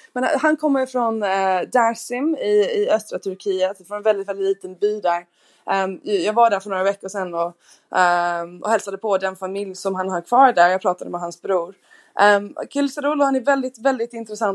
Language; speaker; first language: Swedish; non-native, fluent; English